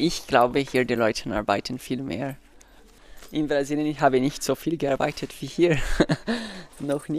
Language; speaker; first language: German; non-native, learner; Portuguese